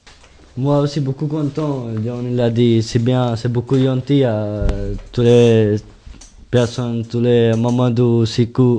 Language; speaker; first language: French; non-native, learner; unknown